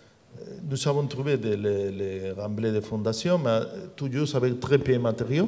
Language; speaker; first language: French; non-native, learner; Spanish